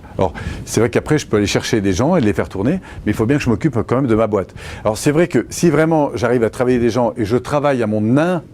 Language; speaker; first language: French; native; French